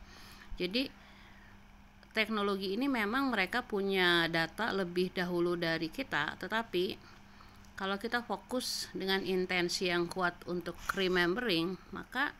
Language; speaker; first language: Indonesian; native; Indonesian